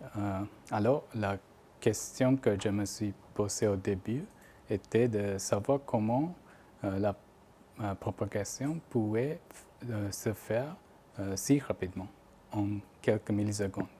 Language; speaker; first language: French; non-native, fluent; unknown